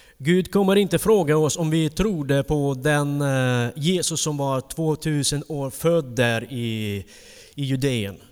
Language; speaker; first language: Swedish; non-native, fluent; Ukrainian